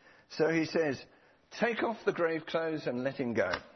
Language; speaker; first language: English; native; English